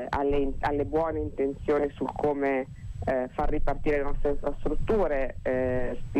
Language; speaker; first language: Italian; native; Italian